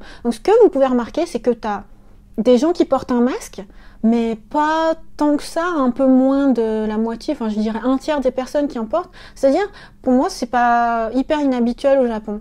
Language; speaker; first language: French; native; French